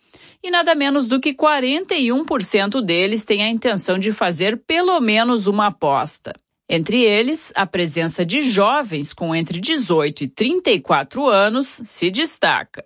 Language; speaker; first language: Portuguese; native; Portuguese